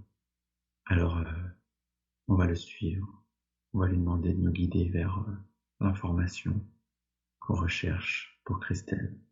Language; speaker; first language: French; native; French